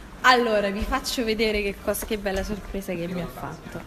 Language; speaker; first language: Italian; native; Italian